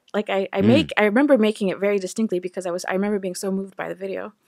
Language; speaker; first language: English; native; English